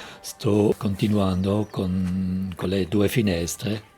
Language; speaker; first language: Italian; non-native, fluent; German